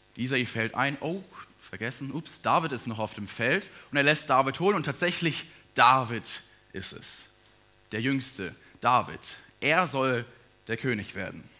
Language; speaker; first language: German; native; German